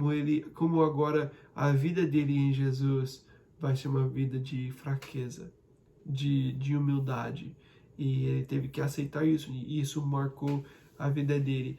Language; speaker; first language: Portuguese; non-native, fluent; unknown